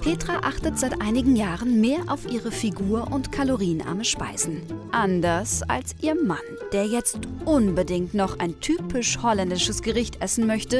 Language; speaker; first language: German; native; German